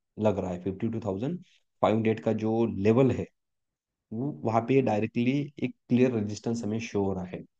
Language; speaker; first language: Hindi; non-native, local second language; Marathi